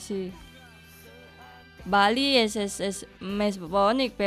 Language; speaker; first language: Catalan; non-native, learner; Indonesian